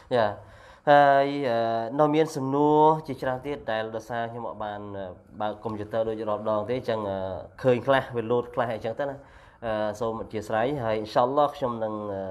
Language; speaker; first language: Khmer; non-native, local second language; Eastern Cham